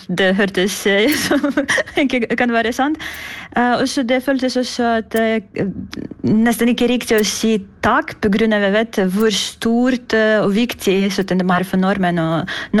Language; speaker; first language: Norwegian; non-native, fluent; Ukrainian